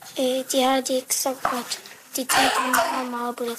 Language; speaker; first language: Danish; early bilingual, heritage; Danish